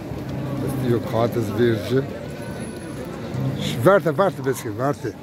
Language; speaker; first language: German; non-native, learner; Turkish